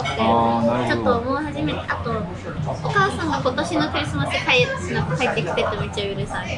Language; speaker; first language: Japanese; non-native, fluent; English